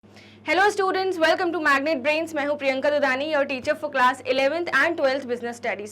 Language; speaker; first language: Hindi; native; Hindi